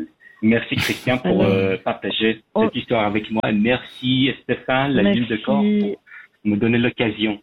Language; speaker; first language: French; non-native, fluent; Persian